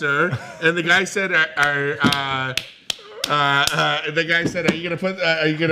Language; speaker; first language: English; native; English